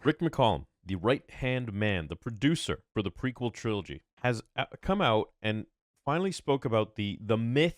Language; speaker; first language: English; native; English